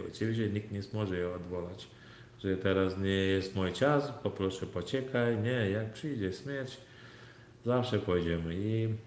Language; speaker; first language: Polish; non-native, learner; Turkmen